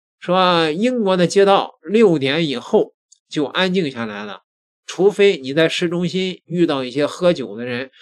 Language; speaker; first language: Chinese; native; Chinese